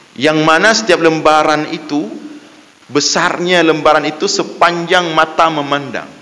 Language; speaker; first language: Malay; non-native, local second language; Achinese